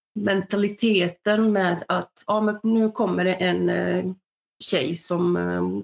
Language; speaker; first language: Swedish; early bilingual, other home language; Bosnian